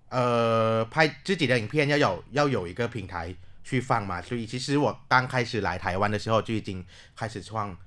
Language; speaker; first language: Chinese; non-native, fluent; Thai